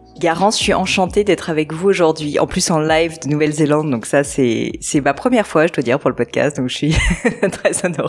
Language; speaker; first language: French; native; French